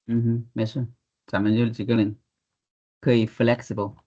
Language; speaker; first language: Chinese; native; Chinese